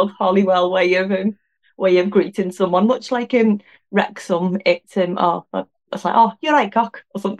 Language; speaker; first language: English; native; English